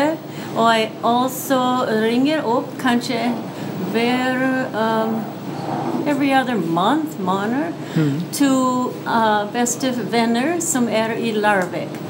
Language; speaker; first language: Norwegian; early bilingual, heritage; English